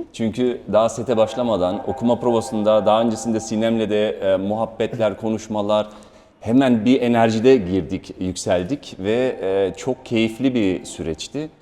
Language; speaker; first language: Turkish; early bilingual, heritage; Turkish